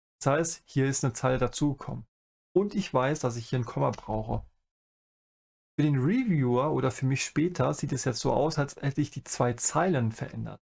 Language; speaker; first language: German; native; German